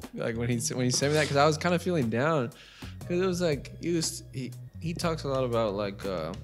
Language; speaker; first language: English; native; English